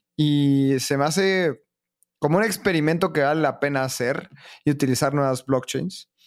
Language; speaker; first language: Spanish; native; Spanish